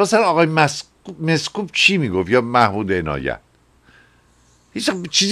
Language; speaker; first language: Persian; native; Persian